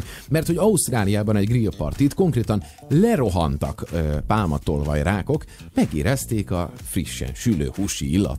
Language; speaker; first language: Hungarian; native; Hungarian